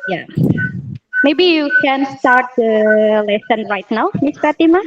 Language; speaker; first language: English; non-native, learner; Indonesian